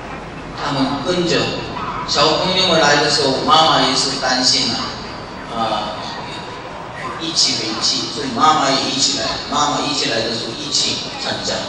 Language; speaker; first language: Chinese; non-native, learner; Korean